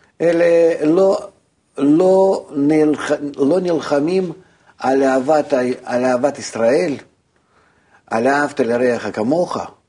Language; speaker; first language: Hebrew; non-native, fluent; Russian